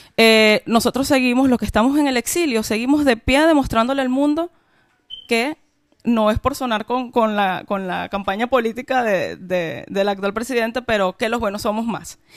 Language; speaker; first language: Spanish; native; Spanish